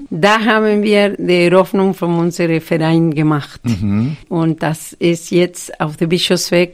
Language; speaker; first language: German; non-native, fluent; Spanish